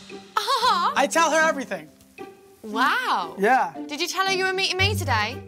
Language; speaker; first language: English; native; English